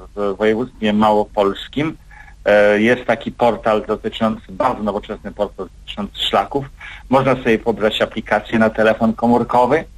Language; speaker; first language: Polish; native; Polish